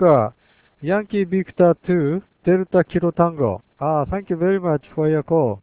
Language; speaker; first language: English; non-native, learner; Japanese